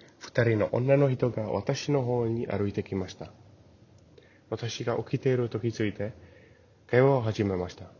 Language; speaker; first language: Japanese; non-native, learner; English